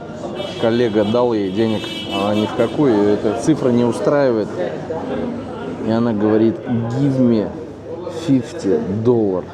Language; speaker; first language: Russian; native; Russian